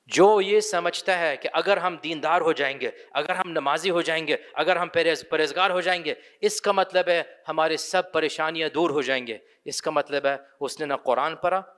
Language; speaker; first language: Urdu; early bilingual, other home language; English